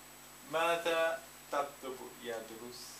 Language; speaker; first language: Arabic; non-native, learner; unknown